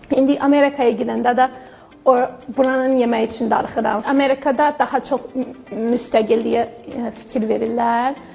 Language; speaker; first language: Azerbaijani; non-native, fluent; English